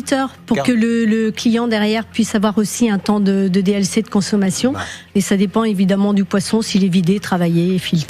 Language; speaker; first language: French; native; French